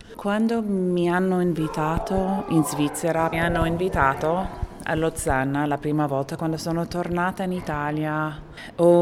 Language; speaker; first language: Italian; non-native, fluent; Arabic